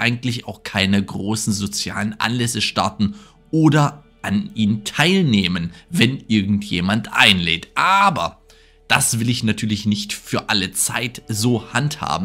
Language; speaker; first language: German; native; German